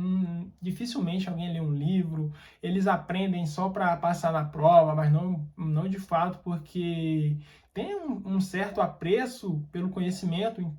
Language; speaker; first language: Portuguese; native; Portuguese